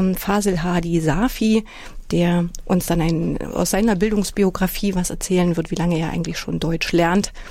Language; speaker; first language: German; native; German